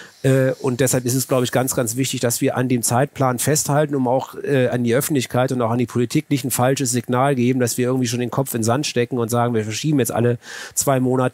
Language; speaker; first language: German; native; German